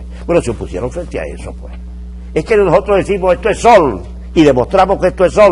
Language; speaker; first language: Spanish; native; Spanish